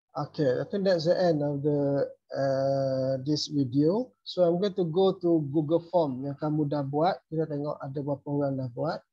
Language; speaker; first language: English; non-native, local second language; Malay